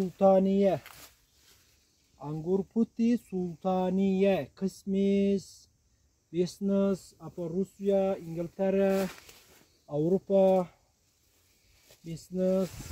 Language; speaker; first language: Indonesian; non-native, learner; Turkish